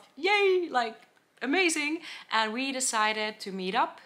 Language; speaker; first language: English; non-native, fluent; Finnish